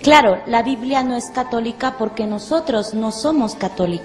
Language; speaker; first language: Spanish; native; Spanish